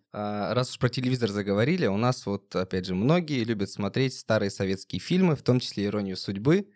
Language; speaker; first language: Russian; native; Russian